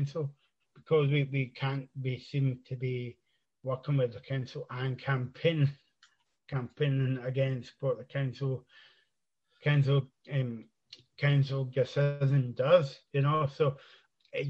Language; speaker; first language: English; native; English